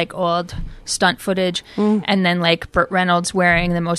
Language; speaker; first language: English; native; English